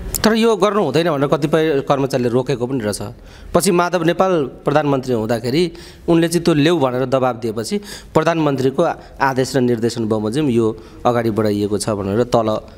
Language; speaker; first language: Nepali; native; Nepali